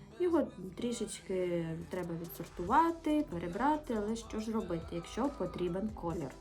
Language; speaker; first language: Ukrainian; native; Ukrainian